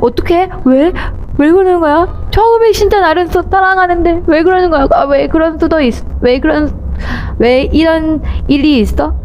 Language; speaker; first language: Korean; non-native, learner; Thai